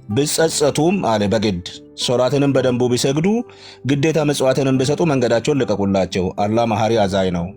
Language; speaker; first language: Amharic; non-native, local second language; Oromo